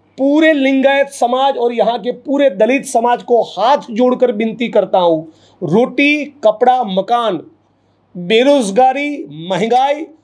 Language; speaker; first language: Hindi; non-native, local second language; Gujarati